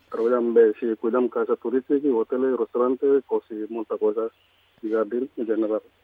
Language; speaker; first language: Catalan; non-native, learner; Mandingo